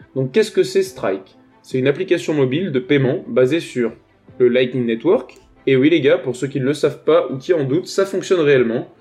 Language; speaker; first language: French; native; French